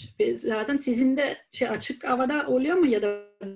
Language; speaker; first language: Turkish; non-native, fluent; Italian